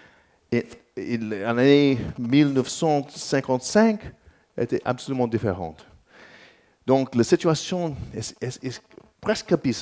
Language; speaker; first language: French; non-native, learner; English